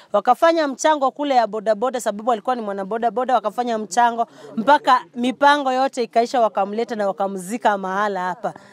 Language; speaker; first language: Swahili; non-native, local second language; Gusii